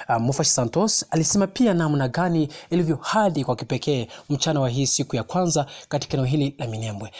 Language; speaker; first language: Swahili; non-native, local second language; Kinyarwanda